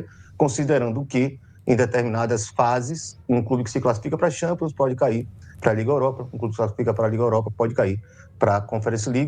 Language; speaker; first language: Portuguese; native; Portuguese